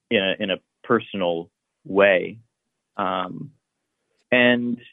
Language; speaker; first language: English; native; English